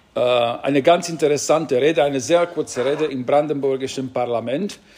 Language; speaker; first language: German; non-native, fluent; Romanian